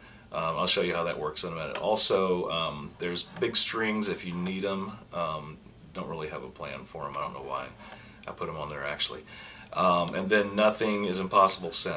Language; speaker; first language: English; native; English